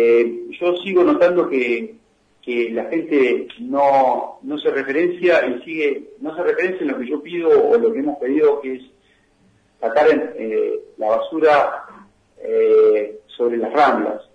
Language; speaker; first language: Spanish; native; Spanish